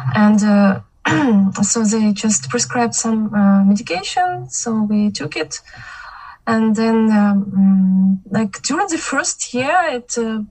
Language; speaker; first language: English; non-native, fluent; Kazakh